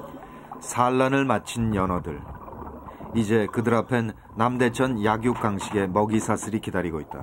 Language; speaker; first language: Korean; native; Korean